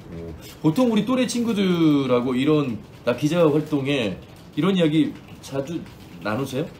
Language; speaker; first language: Korean; native; Korean